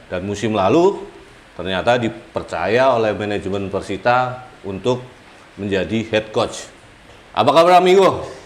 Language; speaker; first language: Indonesian; native; Indonesian